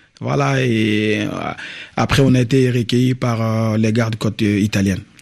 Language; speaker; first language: French; non-native, local second language; Bambara